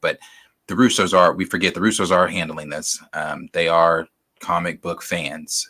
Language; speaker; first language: English; native; English